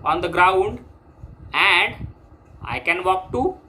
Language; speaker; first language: English; non-native, local second language; Marathi